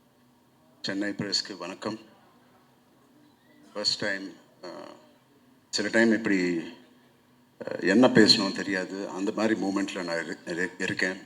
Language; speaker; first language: Tamil; non-native, local second language; Telugu